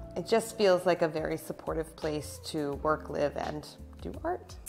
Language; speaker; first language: English; native; English